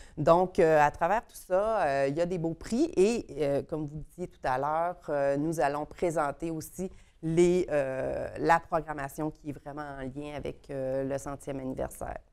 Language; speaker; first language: French; native; French